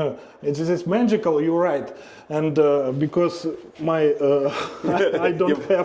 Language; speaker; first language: English; non-native, learner; Russian